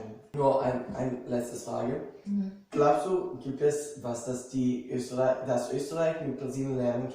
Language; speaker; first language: German; non-native, fluent; Portuguese